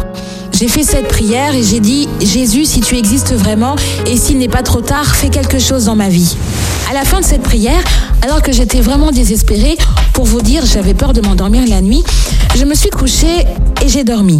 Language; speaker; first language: French; native; French